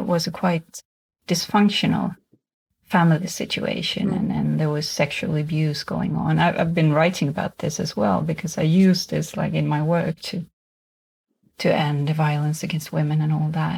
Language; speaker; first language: English; non-native, fluent; Swedish